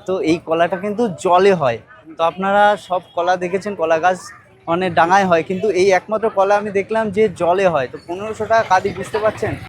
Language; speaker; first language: Bangla; native; Bangla